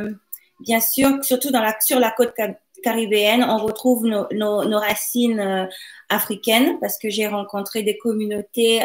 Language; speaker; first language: French; non-native, local second language; Lingala